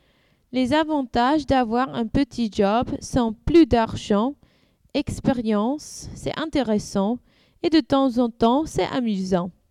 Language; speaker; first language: French; non-native, learner; English